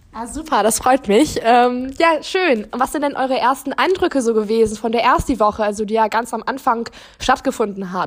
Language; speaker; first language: German; native; German